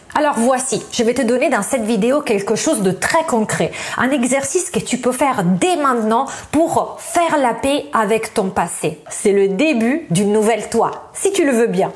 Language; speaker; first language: French; non-native, fluent; Italian